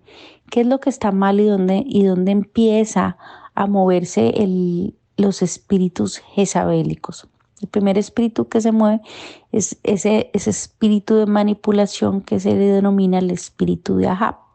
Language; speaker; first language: Spanish; native; Spanish